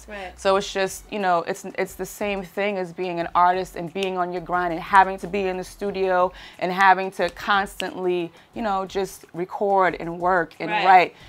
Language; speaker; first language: English; native; English